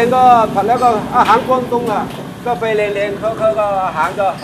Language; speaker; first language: Thai; non-native, learner; Cantonese